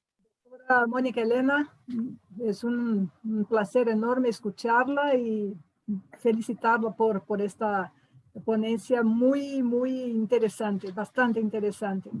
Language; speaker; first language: Spanish; non-native, fluent; Portuguese